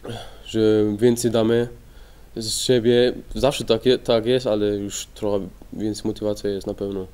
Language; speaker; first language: Polish; early bilingual, heritage; Polish